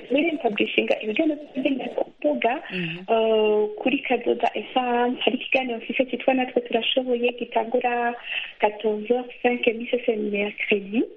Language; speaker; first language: Rundi; native; Rundi